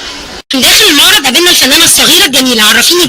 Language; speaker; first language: Arabic; native; Arabic